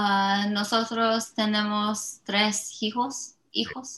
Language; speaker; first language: Spanish; non-native, learner; English